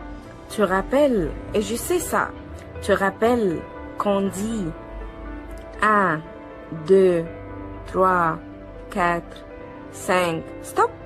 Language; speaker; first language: French; non-native, learner; Arabic